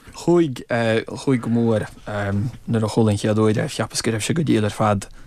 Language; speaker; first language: Irish; non-native, fluent; English